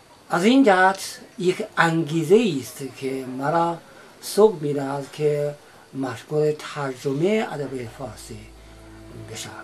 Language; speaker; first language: Persian; non-native, fluent; Chinese